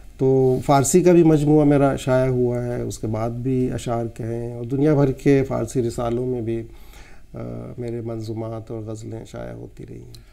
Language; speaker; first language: Urdu; native; Urdu